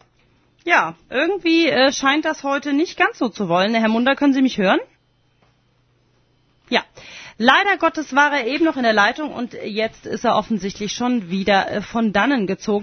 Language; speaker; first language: German; native; German